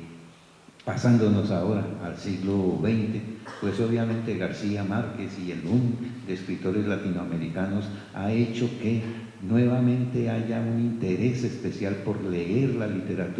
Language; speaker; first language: Spanish; native; Spanish